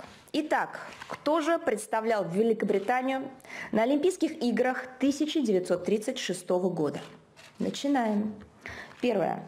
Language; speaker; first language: Russian; native; Russian